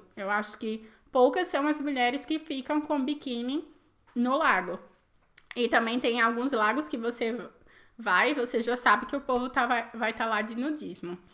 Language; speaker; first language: Portuguese; native; Portuguese